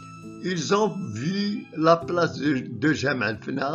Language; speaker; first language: French; non-native, local second language; Arabic